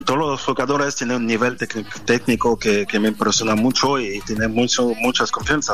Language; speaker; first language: Spanish; non-native, learner; French